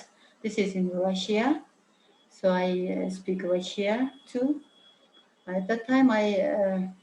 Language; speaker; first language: English; non-native, learner; Mongolian